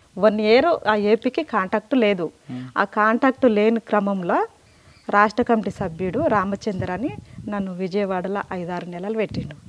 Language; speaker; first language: Telugu; native; Telugu